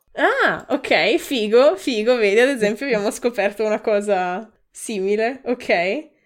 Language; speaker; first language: Italian; native; Italian